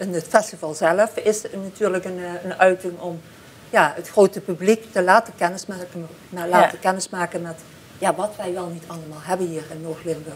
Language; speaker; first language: Dutch; native; Dutch